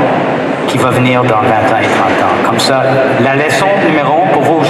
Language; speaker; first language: French; non-native, fluent; English